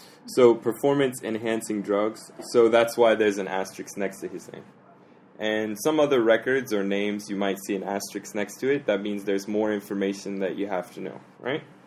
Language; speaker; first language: English; native; English